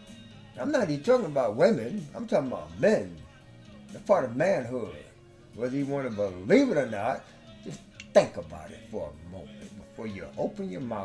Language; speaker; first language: English; native; English